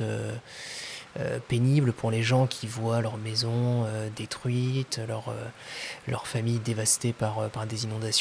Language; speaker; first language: French; native; French